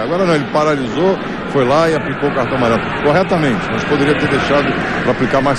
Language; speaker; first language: Portuguese; native; Portuguese